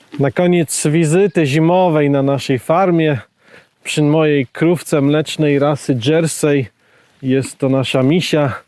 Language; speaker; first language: Polish; native; Polish